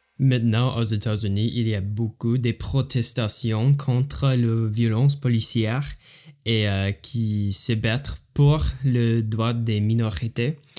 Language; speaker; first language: French; non-native, learner; English